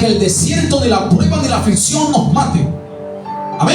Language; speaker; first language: Spanish; native; Spanish